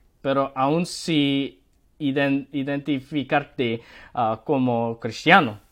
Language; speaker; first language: Spanish; non-native, learner; Korean